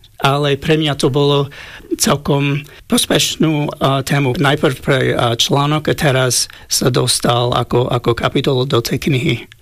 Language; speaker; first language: Slovak; non-native, fluent; English